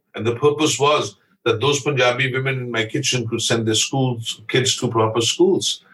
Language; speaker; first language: English; non-native, local second language; Punjabi